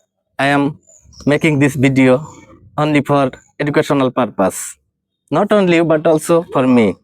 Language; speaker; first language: English; non-native, learner; Bangla